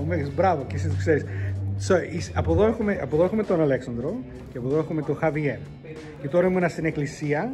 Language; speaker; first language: Greek; early bilingual, heritage; Greek